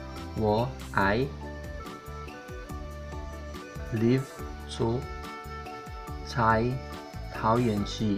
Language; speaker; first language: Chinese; non-native, fluent; Filipino